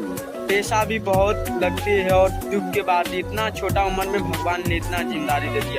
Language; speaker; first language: Hindi; non-native, fluent; Bangla